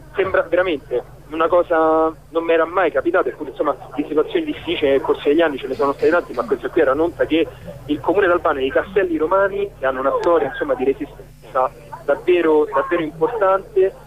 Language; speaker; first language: Italian; native; Italian